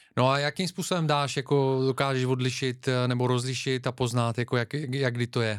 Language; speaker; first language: Czech; non-native, fluent; Bulgarian